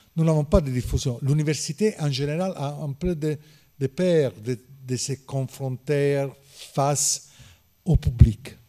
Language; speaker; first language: French; non-native, learner; Italian